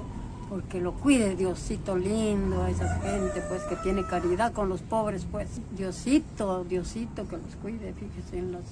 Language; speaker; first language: Spanish; native; Spanish